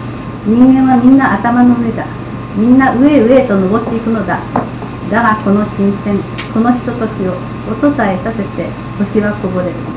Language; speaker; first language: Japanese; native; Japanese